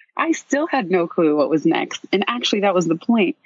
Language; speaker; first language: English; native; English